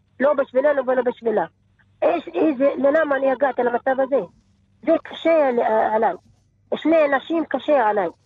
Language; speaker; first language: Hebrew; non-native, learner; Arabic